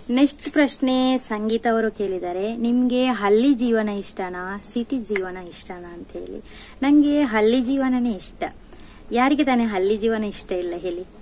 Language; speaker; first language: Kannada; non-native, local second language; Tulu